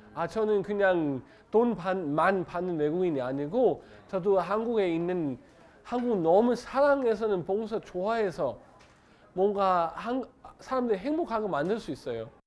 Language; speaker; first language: Korean; non-native, learner; Danish